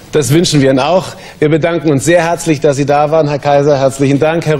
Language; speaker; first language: German; native; German